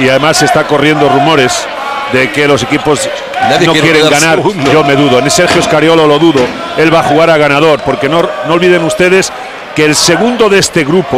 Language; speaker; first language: Spanish; native; Spanish